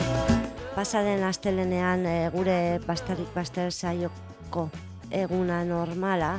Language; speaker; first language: Basque; non-native, local second language; Spanish